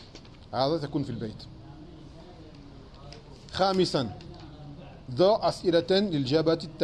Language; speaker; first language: Arabic; non-native, fluent; French